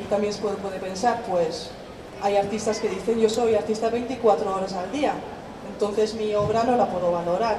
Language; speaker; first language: Spanish; non-native, fluent; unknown